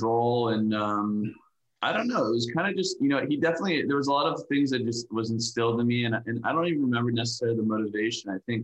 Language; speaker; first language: English; native; English